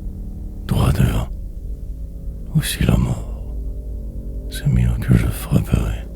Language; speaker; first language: French; native; French